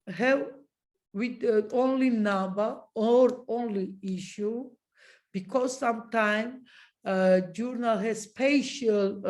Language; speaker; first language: English; non-native, learner; Georgian